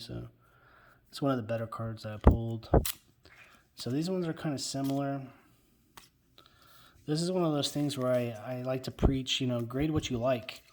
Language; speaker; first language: English; native; English